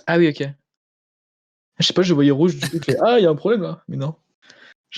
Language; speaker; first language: French; native; French